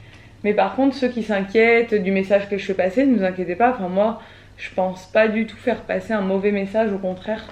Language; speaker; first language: French; native; French